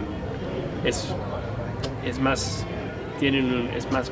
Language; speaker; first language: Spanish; non-native, fluent; English